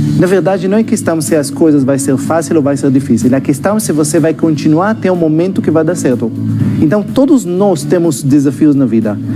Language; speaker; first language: Portuguese; non-native, fluent; Hebrew